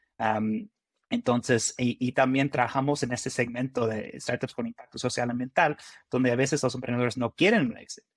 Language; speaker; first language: Spanish; non-native, fluent; English